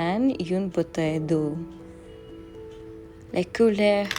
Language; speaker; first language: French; non-native, learner; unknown